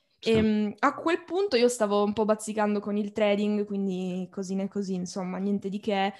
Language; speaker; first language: Italian; native; Italian